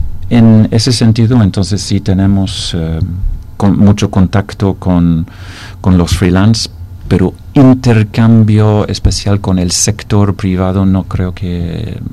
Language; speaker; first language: Spanish; non-native, fluent; English